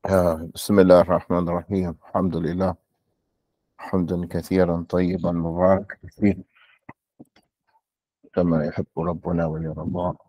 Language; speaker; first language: Arabic; non-native, fluent; English